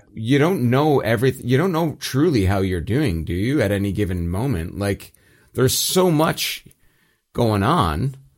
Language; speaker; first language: English; early bilingual, other home language; Italian